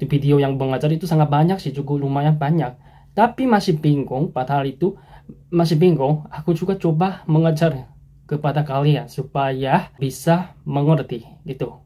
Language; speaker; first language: Indonesian; non-native, fluent; Korean